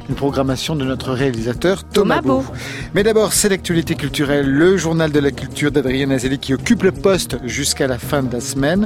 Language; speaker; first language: French; native; French